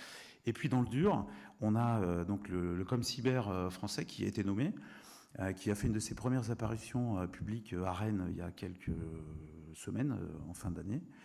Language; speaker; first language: French; native; French